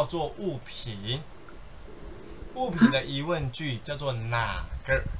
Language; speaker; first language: Chinese; native; Chinese